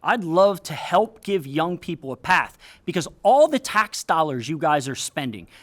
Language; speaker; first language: English; native; English